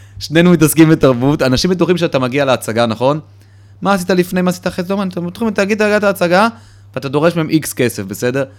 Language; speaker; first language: Hebrew; early bilingual, other home language; Russian